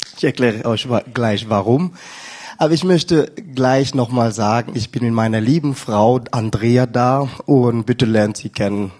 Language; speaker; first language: German; non-native, fluent; French